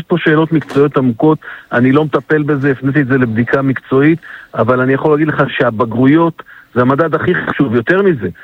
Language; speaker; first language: Hebrew; native; Hebrew